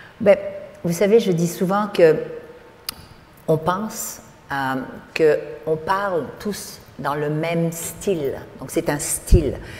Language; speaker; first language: French; native; French